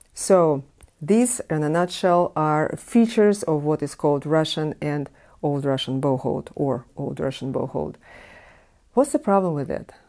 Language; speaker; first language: English; non-native, fluent; Russian